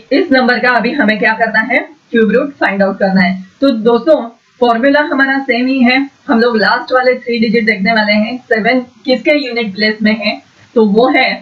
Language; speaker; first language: Hindi; non-native, local second language; Marathi